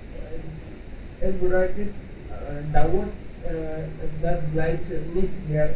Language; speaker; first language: German; non-native, learner; Hindi